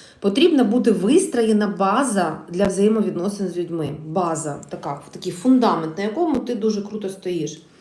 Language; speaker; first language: Ukrainian; non-native, local second language; Russian